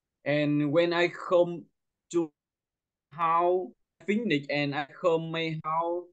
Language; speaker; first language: English; non-native, local second language; Vietnamese